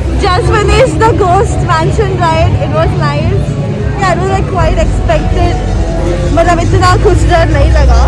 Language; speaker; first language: English; non-native, local second language; Hindi